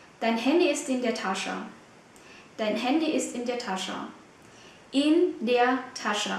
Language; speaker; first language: German; non-native, fluent; Vietnamese